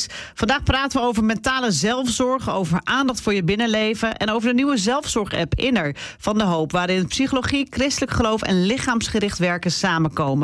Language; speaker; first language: Dutch; native; Dutch